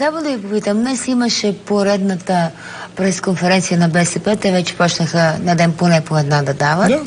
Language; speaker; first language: Bulgarian; native; Bulgarian